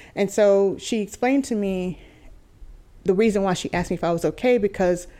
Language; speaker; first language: English; native; English